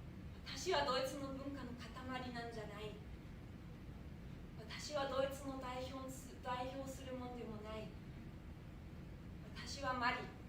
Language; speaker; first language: Japanese; non-native, fluent; German